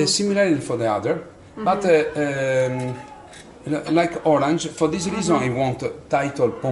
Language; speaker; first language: English; non-native, learner; Italian